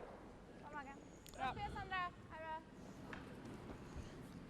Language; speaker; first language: Swedish; native; Swedish